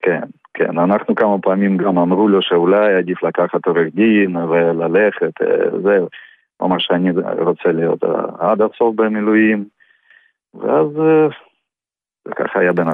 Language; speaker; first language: Hebrew; non-native, fluent; Russian